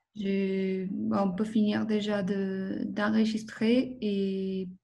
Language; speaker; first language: French; non-native, fluent; Spanish